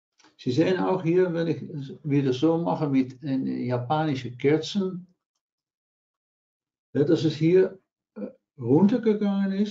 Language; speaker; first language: German; non-native, learner; Dutch